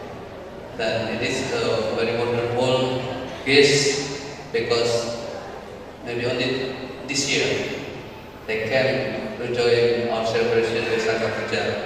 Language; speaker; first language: English; non-native, learner; Indonesian